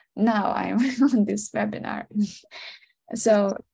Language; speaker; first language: English; non-native, fluent; Ukrainian